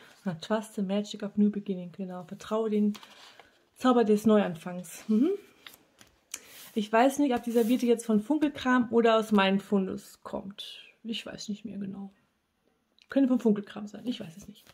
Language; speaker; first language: German; native; German